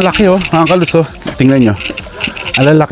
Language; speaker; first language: Filipino; non-native, local second language; Pampanga